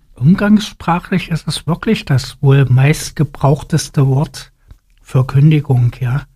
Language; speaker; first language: German; native; German